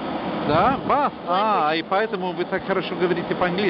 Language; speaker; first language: Russian; non-native, fluent; English